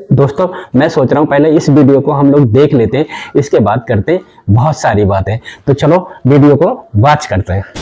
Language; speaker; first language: Hindi; native; Hindi